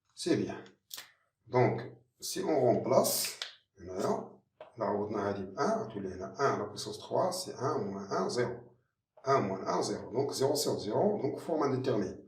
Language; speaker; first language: French; non-native, local second language; Arabic